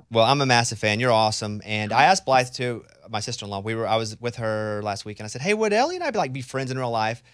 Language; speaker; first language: English; native; English